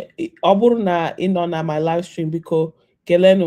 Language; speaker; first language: Igbo; non-native, learner; English